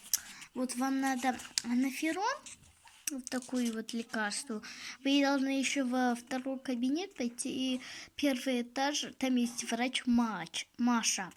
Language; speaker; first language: Russian; non-native, local second language; Kazakh